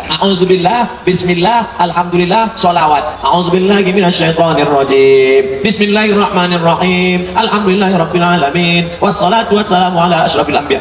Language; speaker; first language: Indonesian; native; Indonesian